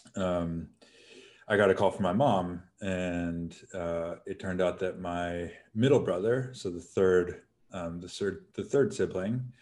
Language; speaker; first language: English; native; English